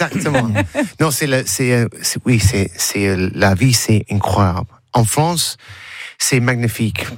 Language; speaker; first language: French; non-native, learner; English